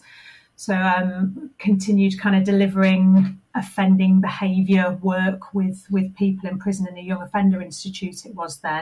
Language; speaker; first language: English; native; English